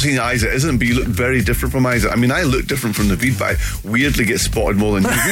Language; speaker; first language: English; native; English